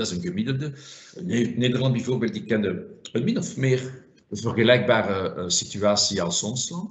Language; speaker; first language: Dutch; non-native, fluent; French